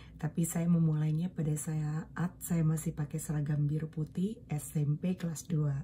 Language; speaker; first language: Indonesian; native; Indonesian